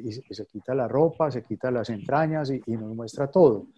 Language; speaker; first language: Spanish; native; Spanish